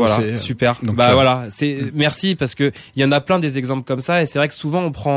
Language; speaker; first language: French; native; French